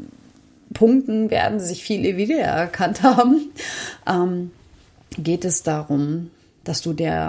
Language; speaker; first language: German; native; German